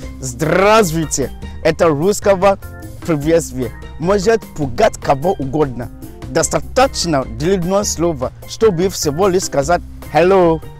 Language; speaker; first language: Russian; non-native, learner; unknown